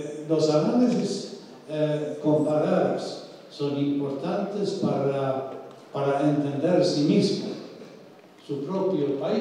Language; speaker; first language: Spanish; non-native, fluent; Swedish